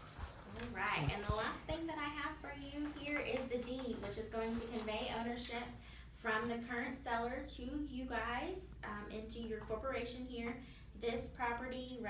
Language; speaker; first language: English; native; English